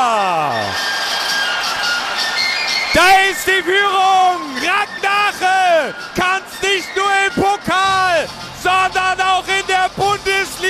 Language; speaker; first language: German; native; German